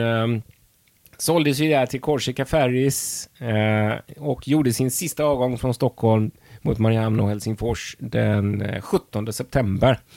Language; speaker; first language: Swedish; native; Swedish